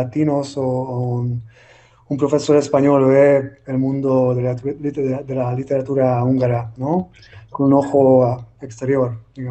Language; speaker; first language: Spanish; non-native, fluent; Hungarian